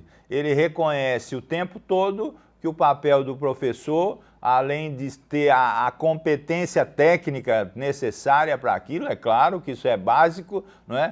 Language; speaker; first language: Portuguese; native; Portuguese